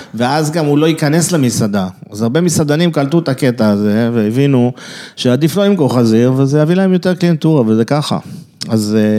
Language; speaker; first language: Hebrew; early bilingual, other home language; French